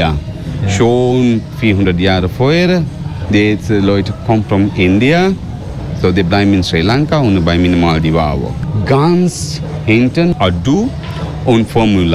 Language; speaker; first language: German; non-native, learner; Sinhala